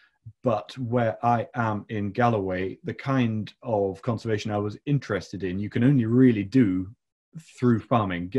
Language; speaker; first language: English; native; English